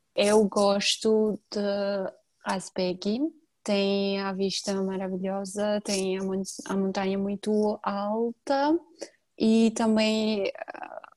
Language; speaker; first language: Portuguese; non-native, fluent; Georgian